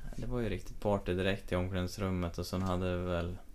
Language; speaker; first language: Swedish; native; Swedish